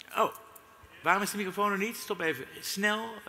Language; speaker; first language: Dutch; native; Dutch